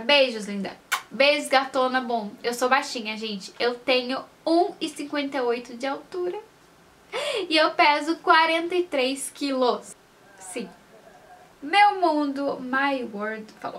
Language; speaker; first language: Portuguese; native; Portuguese